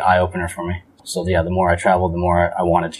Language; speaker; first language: English; native; English